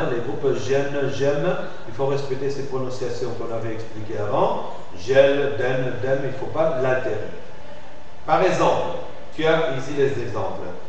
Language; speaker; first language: French; non-native, fluent; Spanish